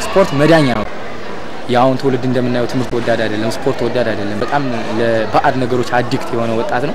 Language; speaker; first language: Amharic; native; Amharic